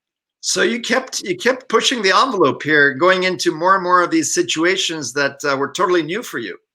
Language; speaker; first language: English; native; English